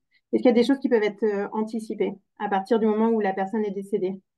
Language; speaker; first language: French; native; French